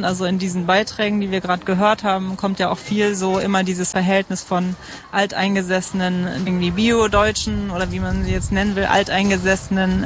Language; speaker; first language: German; native; German